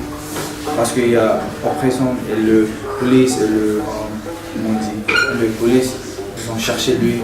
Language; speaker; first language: French; non-native, learner; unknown